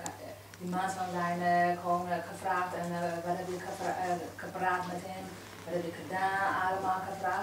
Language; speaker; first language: Dutch; non-native, learner; Burmese